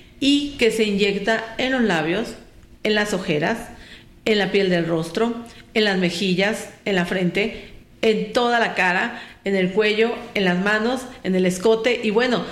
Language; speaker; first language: Spanish; native; Spanish